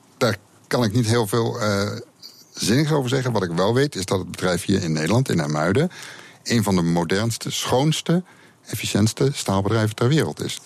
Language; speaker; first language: Dutch; native; Dutch